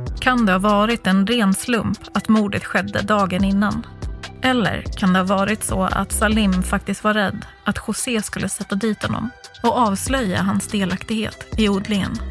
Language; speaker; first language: Swedish; native; Swedish